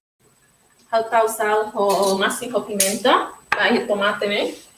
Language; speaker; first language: Portuguese; non-native, local second language; Tetum